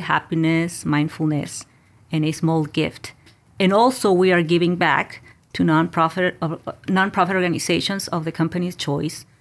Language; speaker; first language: English; non-native, fluent; Spanish